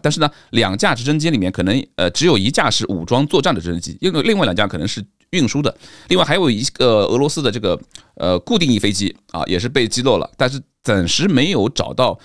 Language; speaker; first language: Chinese; native; Chinese